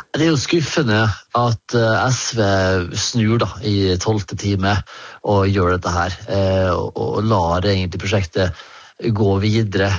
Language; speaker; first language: Norwegian; native; Norwegian